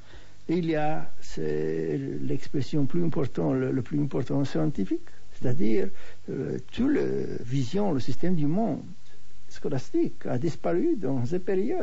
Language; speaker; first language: French; non-native, fluent; Hebrew